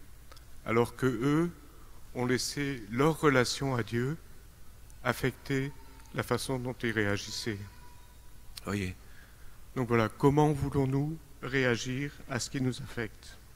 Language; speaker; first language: French; native; French